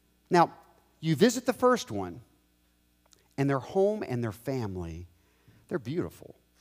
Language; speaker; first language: English; native; English